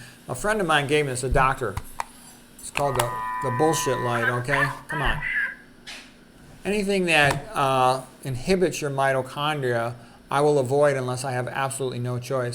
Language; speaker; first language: English; native; English